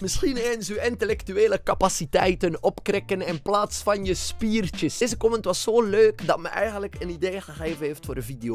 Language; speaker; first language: Dutch; native; Dutch